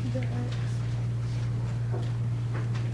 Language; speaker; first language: English; native; English